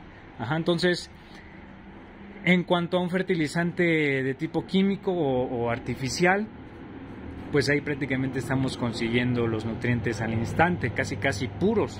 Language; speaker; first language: Spanish; native; Spanish